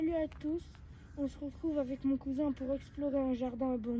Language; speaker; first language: French; native; French